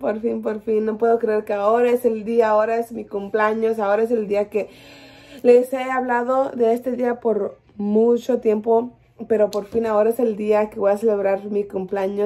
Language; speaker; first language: Spanish; early bilingual, heritage; Spanish